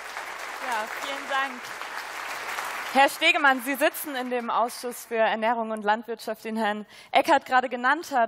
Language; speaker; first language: German; native; German